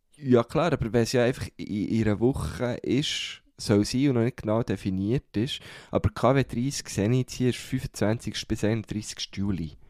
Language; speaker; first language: German; native; German